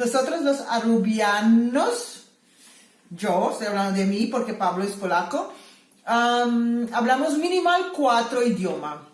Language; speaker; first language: Spanish; non-native, fluent; Papiamento